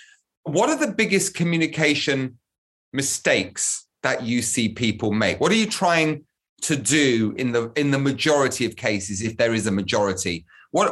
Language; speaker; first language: English; native; English